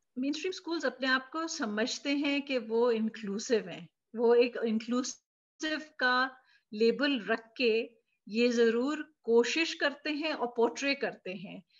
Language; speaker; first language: Urdu; native; Urdu